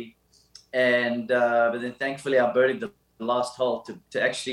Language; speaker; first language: English; native; English